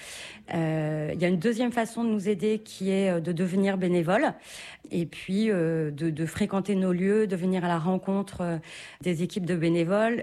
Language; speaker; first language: French; native; French